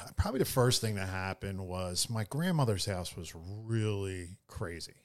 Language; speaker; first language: English; native; English